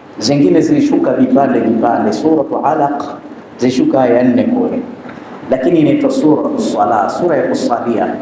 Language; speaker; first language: Swahili; native; Swahili